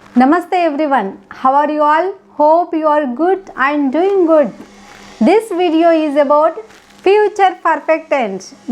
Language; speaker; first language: English; non-native, local second language; Telugu